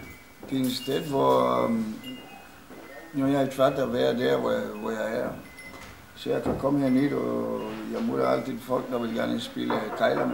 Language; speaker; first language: Danish; non-native, learner; Icelandic